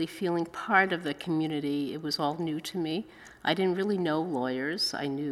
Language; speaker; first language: English; early bilingual, other home language; Cantonese